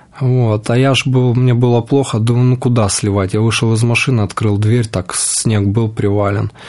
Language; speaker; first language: Russian; native; Russian